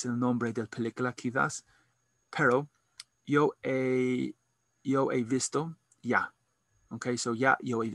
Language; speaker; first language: Spanish; non-native, learner; English